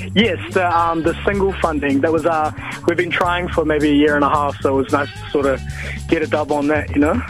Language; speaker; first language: English; native; English